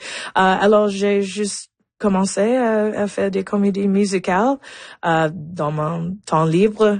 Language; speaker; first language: French; non-native, local second language; English